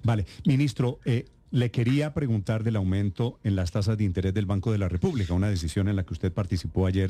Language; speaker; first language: Spanish; native; Spanish